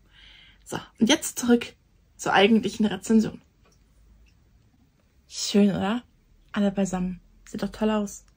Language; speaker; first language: German; native; German